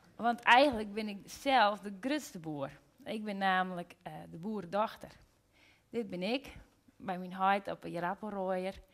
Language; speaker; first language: Dutch; non-native, local second language; Western Frisian